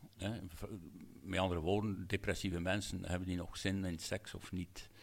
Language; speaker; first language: Dutch; native; Dutch